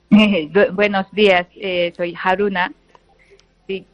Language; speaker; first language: Spanish; non-native, fluent; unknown